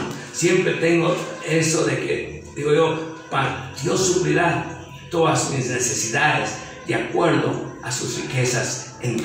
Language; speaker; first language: Spanish; native; Spanish